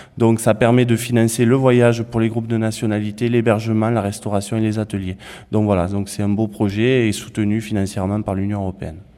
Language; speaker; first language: French; native; French